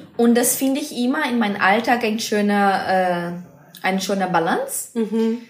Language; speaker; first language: German; non-native, fluent; Portuguese